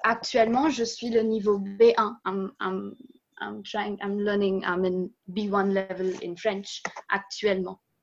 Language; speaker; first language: French; non-native, fluent; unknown